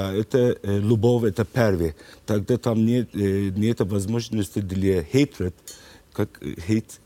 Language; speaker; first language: Russian; non-native, learner; Turkish